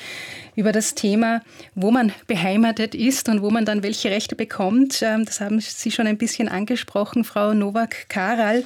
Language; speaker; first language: German; native; German